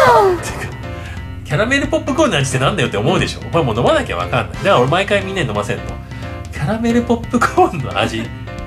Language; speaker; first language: Japanese; native; Japanese